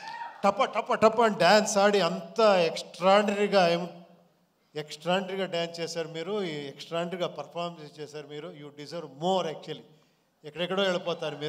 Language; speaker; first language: Telugu; non-native, local second language; Kannada